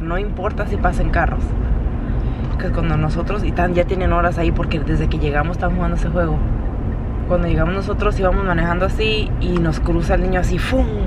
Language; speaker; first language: Spanish; early bilingual, heritage; Spanish